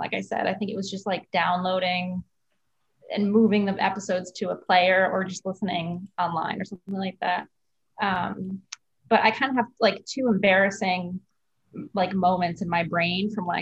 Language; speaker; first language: English; native; English